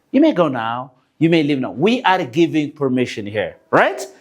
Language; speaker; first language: English; non-native, local second language; Amharic